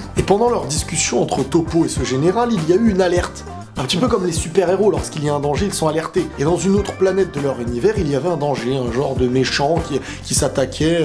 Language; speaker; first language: French; native; French